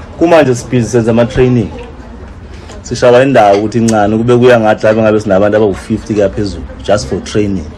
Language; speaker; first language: Zulu; native; Zulu